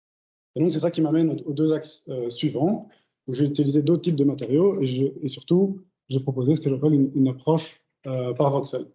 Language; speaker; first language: French; native; French